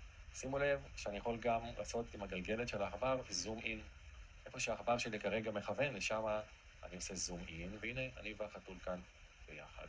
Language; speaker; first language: Hebrew; native; Hebrew